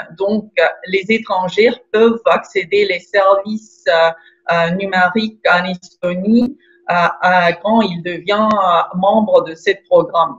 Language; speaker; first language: French; non-native, fluent; Estonian